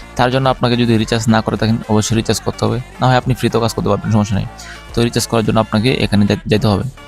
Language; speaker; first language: Bangla; non-native, local second language; Chakma